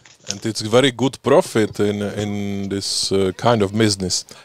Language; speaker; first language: English; non-native, learner; Czech